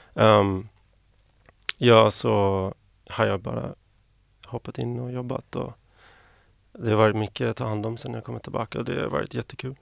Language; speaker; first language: Swedish; non-native, fluent; English